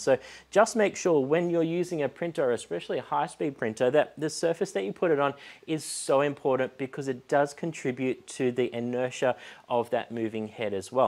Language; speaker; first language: English; native; English